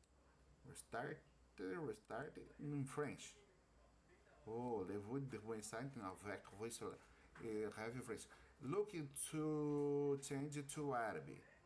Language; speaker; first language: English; non-native, learner; Portuguese